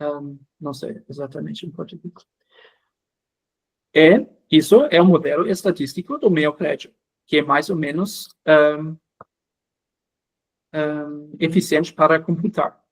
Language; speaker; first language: Portuguese; non-native, fluent; German